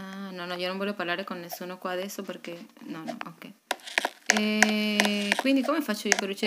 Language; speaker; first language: Italian; non-native, fluent; Spanish